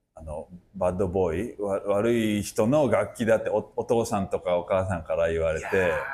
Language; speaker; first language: Japanese; native; Japanese